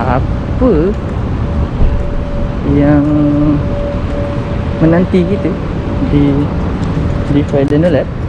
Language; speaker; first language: Malay; native; Malay